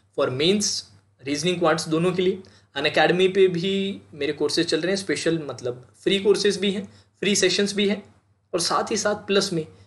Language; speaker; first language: Hindi; native; Hindi